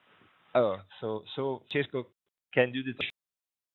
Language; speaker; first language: English; non-native, fluent; Italian